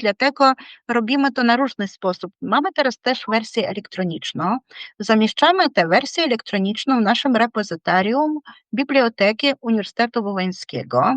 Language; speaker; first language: Polish; non-native, fluent; Ukrainian